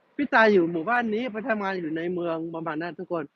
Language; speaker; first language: Thai; non-native, fluent; Burmese